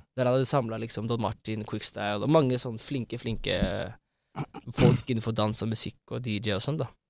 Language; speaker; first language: Norwegian; early bilingual, other home language; Amharic